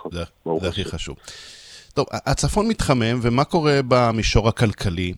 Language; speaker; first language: Hebrew; native; Hebrew